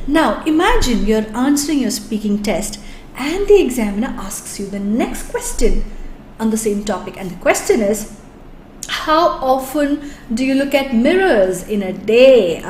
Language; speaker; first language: English; non-native, local second language; Malayalam